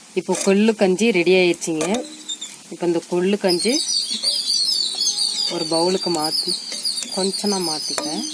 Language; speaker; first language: Tamil; native; Tamil